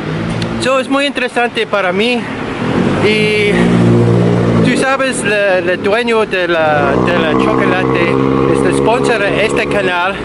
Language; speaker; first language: Spanish; non-native, learner; English